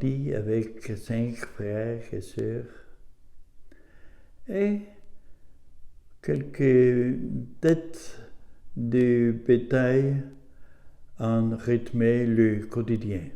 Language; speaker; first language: French; non-native, learner; German